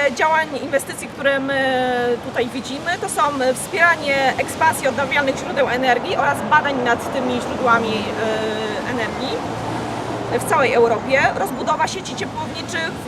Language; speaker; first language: Polish; native; Polish